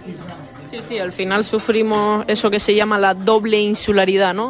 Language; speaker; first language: Spanish; native; Spanish